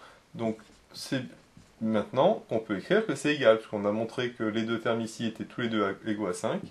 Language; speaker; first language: French; native; French